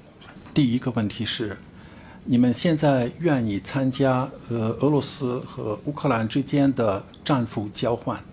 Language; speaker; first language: Chinese; non-native, fluent; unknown